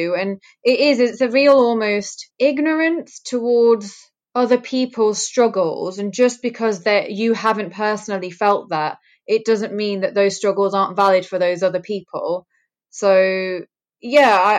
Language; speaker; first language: English; native; English